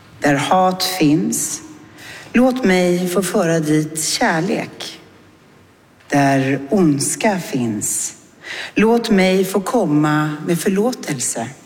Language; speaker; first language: Swedish; native; Swedish